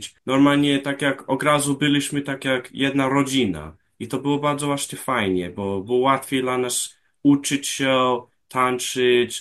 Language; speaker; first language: Polish; early bilingual, heritage; English